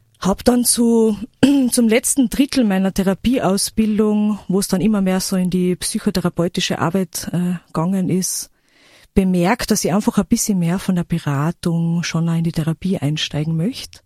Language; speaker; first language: German; native; German